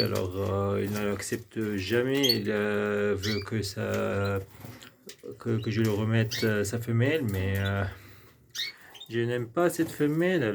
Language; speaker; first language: French; non-native, local second language; Arabic